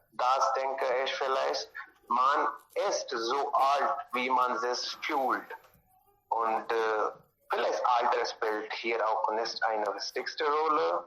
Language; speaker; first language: German; non-native, learner; Hindi